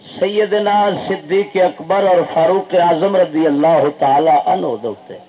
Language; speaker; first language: Urdu; non-native, local second language; Punjabi